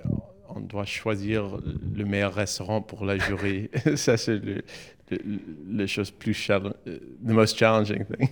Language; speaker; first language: French; non-native, learner; English